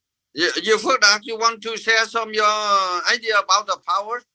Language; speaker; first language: English; non-native, fluent; Vietnamese